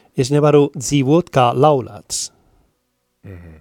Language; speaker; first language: Latvian; non-native, learner; Spanish